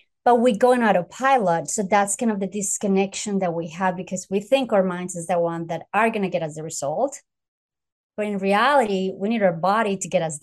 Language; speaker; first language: English; non-native, fluent; Spanish